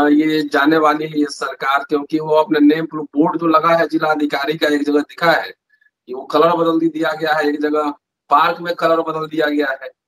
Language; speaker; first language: Hindi; native; Hindi